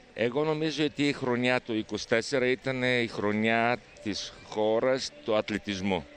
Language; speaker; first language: Greek; non-native, fluent; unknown